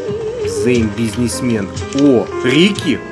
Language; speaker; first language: Russian; native; Russian